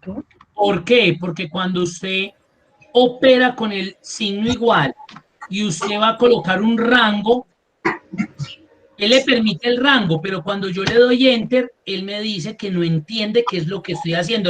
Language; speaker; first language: Spanish; native; Spanish